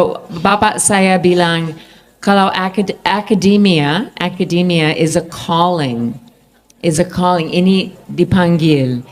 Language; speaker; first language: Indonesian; non-native, fluent; English